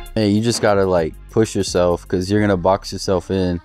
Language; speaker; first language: English; native; English